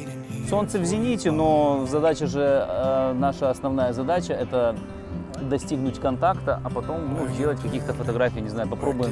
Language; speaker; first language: Russian; native; Russian